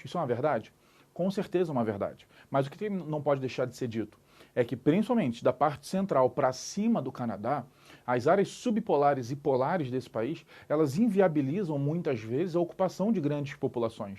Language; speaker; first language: Portuguese; native; Portuguese